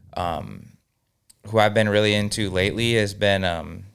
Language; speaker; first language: English; native; English